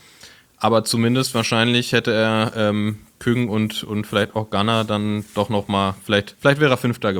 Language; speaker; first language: German; native; German